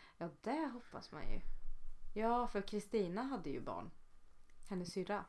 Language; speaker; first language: Swedish; native; Swedish